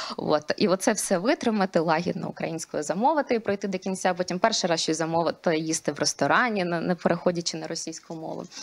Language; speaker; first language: Ukrainian; non-native, local second language; Russian